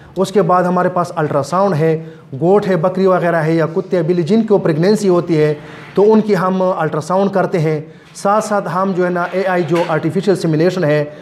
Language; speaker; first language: Urdu; non-native, local second language; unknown